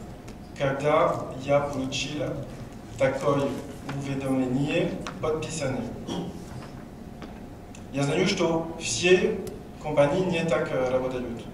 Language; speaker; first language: Russian; non-native, learner; French